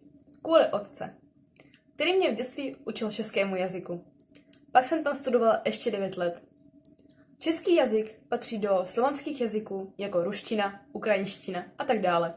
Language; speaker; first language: Czech; early bilingual, other home language; Russian